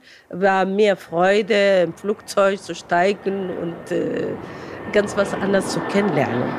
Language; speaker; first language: German; non-native, fluent; Arabic